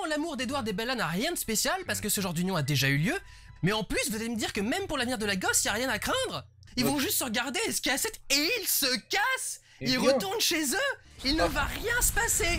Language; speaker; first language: French; native; French